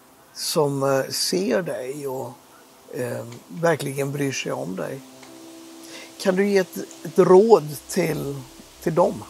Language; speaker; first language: Swedish; native; Swedish